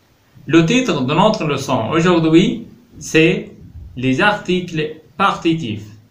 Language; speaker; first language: French; non-native, fluent; Arabic